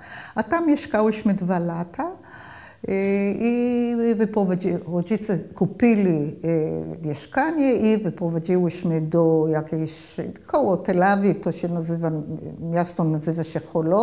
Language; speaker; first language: Polish; early bilingual, heritage; Polish